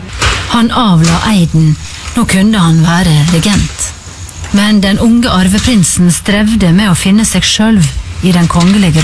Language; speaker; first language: Norwegian; native; Norwegian